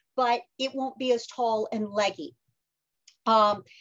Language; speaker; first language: English; native; English